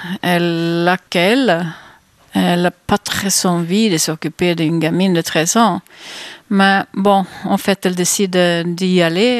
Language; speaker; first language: French; non-native, fluent; Swedish